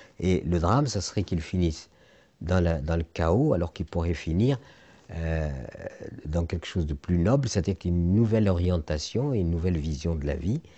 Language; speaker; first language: French; non-native, local second language; Arabic